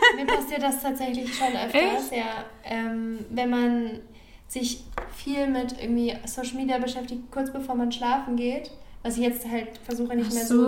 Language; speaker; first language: German; native; German